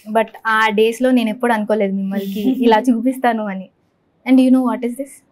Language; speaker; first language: Telugu; native; Telugu